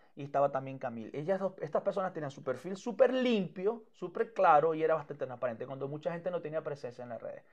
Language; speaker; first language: Spanish; native; Spanish